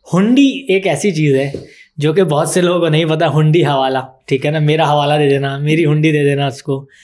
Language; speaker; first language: Urdu; native; Urdu